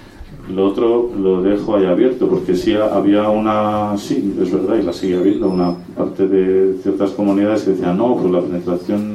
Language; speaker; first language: Spanish; native; Spanish